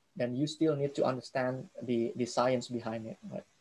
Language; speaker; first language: English; non-native, fluent; Indonesian